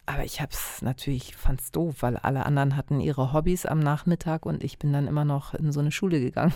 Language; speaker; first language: German; early bilingual, other home language; Greek